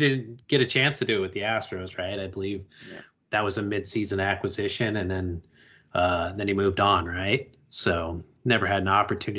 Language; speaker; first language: English; native; English